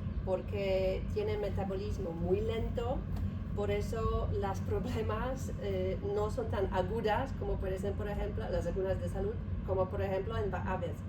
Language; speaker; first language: Spanish; non-native, learner; Polish